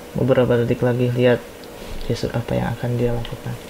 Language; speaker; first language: Indonesian; native; Indonesian